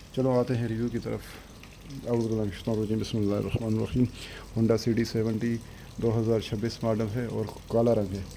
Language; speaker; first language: Urdu; non-native, local second language; Sindhi